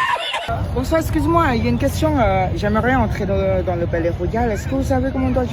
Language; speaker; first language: French; non-native, learner; Khmer